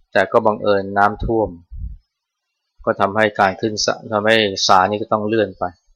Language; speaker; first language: Thai; native; Thai